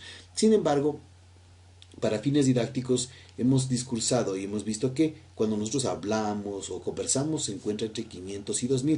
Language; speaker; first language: Spanish; native; Spanish